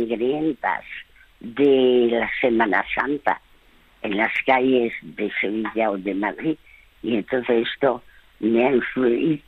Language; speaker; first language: Spanish; early bilingual, other home language; French